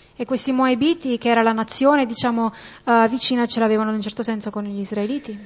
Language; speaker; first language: Italian; native; Italian